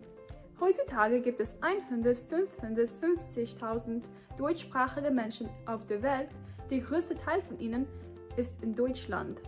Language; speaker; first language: German; non-native, fluent; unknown